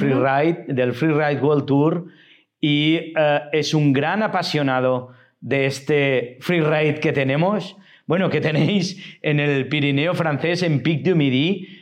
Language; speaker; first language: Spanish; native; Spanish